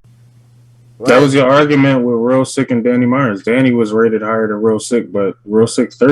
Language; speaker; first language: English; native; English